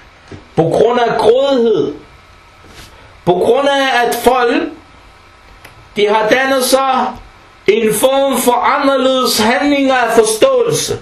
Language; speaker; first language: Danish; early bilingual, other home language; Arabic